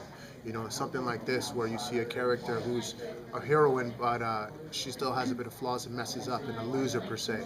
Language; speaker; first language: English; native; English